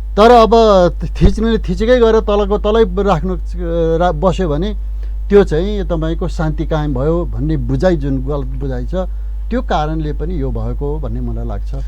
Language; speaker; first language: Nepali; non-native, local second language; Eastern Tamang